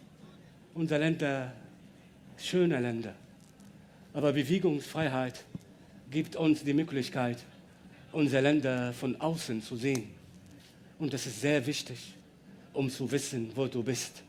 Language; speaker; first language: German; non-native, learner; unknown